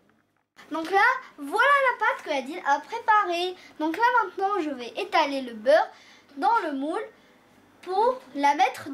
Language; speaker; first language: French; non-native, local second language; Arabic